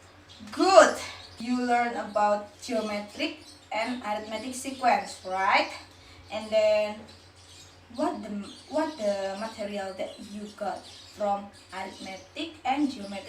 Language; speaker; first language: English; non-native, learner; Indonesian